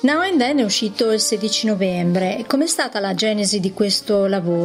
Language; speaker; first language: Italian; native; Italian